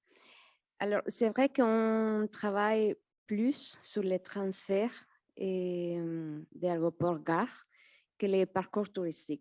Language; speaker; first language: French; non-native, fluent; Spanish